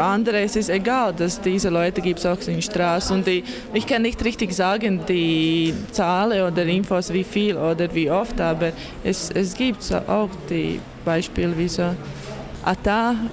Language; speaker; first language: German; non-native, learner; Latvian